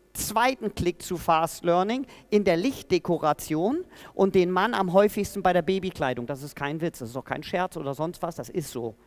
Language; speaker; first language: German; native; German